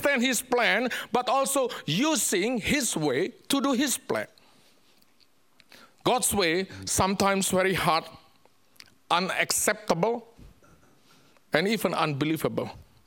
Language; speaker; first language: English; non-native, learner; Indonesian